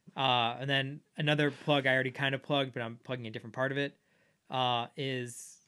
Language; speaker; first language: English; native; English